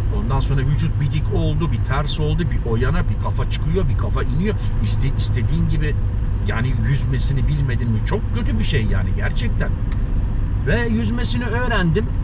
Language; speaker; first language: Turkish; native; Turkish